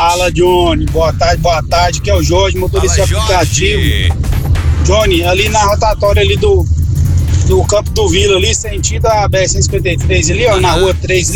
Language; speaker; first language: Portuguese; native; Portuguese